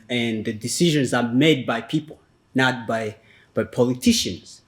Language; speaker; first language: English; non-native, fluent; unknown